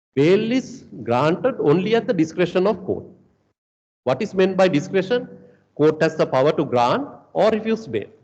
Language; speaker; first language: English; non-native, local second language; Sinhala